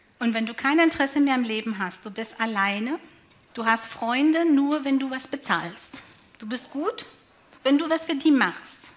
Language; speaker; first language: German; non-native, fluent; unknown